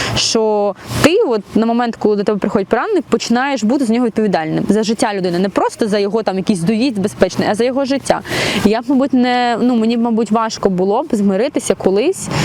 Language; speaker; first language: Ukrainian; non-native, local second language; Russian